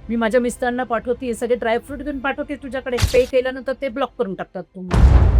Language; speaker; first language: Marathi; non-native, local second language; Marwari